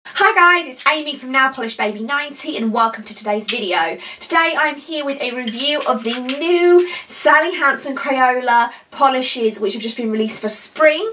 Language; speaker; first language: English; native; English